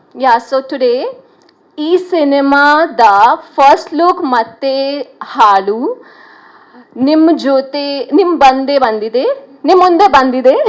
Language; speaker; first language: Kannada; non-native, learner; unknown